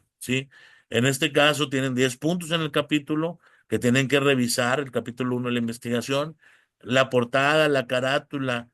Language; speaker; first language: Spanish; native; Spanish